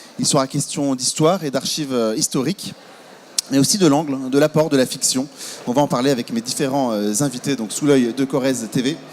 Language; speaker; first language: French; native; French